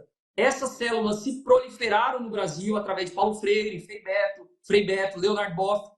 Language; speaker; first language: Portuguese; native; Portuguese